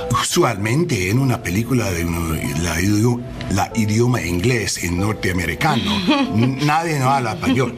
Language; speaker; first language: Spanish; non-native, learner; English